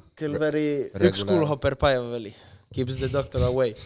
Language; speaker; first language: Finnish; non-native, fluent; Spanish